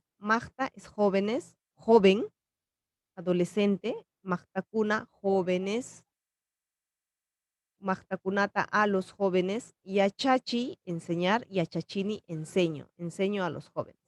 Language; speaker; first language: Spanish; non-native, local second language; Quechua